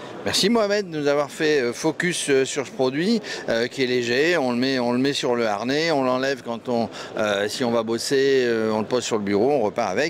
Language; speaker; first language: French; native; French